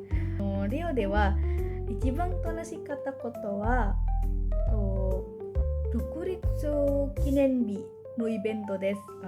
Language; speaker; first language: Japanese; non-native, learner; Indonesian